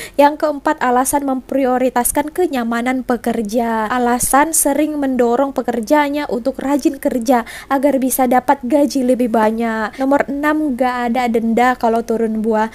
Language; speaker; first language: Indonesian; native; Indonesian